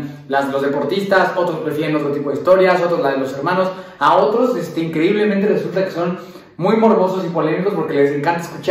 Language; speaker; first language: Spanish; native; Spanish